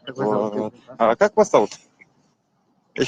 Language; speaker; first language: Russian; non-native, local second language; Kyrgyz